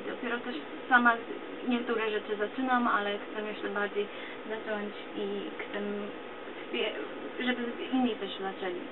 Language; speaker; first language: Polish; early bilingual, other home language; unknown